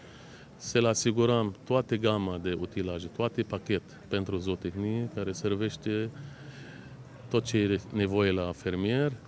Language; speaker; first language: Romanian; non-native, fluent; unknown